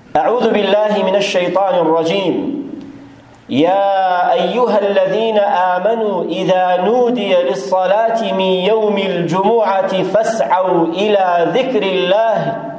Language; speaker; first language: Central Kurdish; native; Central Kurdish